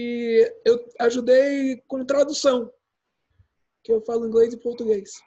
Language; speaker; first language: Portuguese; early bilingual, heritage; Portuguese